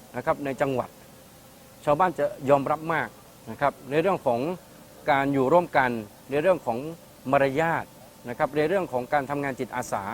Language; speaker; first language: Thai; native; Thai